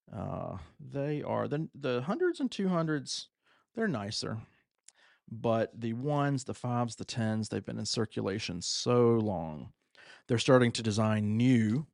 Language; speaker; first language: English; native; English